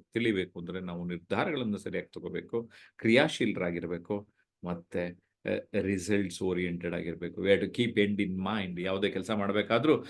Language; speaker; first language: Kannada; native; Kannada